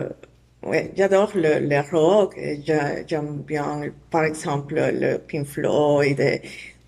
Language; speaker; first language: French; non-native, learner; Spanish